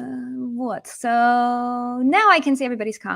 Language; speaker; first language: English; native; English